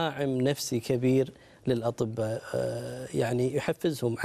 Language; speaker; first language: Arabic; native; Arabic